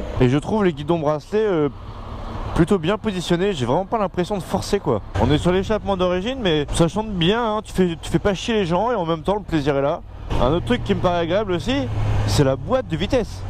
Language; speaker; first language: French; native; French